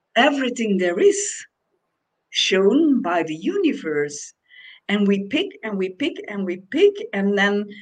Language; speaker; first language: English; non-native, fluent; Dutch